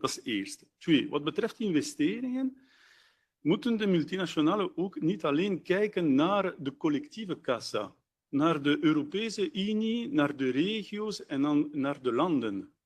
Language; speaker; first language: Dutch; non-native, local second language; French